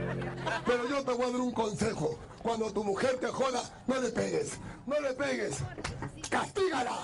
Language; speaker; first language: Spanish; native; Spanish